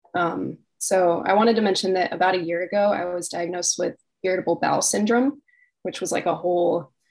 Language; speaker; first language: English; native; English